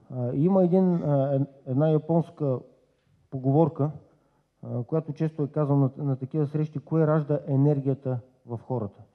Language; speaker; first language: Bulgarian; native; Bulgarian